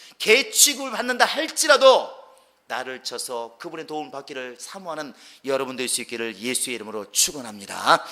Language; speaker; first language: Korean; native; Korean